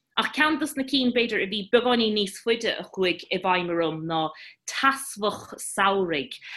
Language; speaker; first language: Irish; non-native, local second language; English